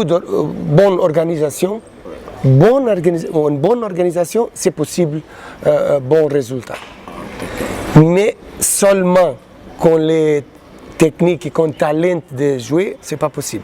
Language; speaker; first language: French; non-native, learner; Portuguese